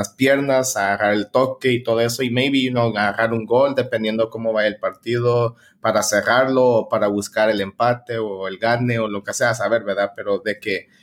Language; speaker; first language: Spanish; native; Spanish